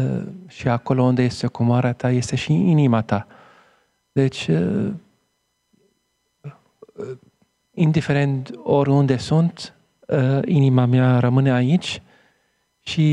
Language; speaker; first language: Romanian; non-native, fluent; Arabic